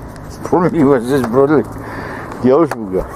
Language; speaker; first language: German; non-native, fluent; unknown